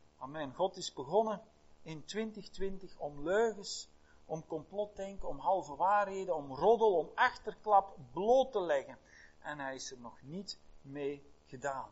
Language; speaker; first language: Dutch; native; Dutch